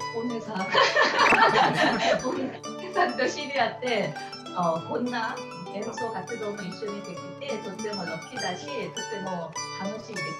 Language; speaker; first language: Japanese; non-native, learner; Korean